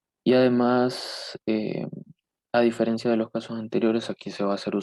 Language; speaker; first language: Spanish; native; Spanish